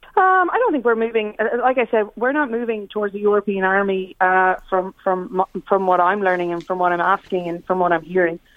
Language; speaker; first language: English; native; English